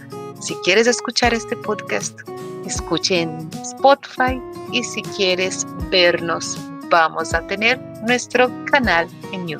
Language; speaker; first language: Spanish; non-native, fluent; Portuguese